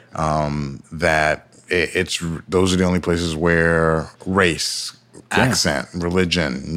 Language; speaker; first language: English; early bilingual, other home language; Yoruba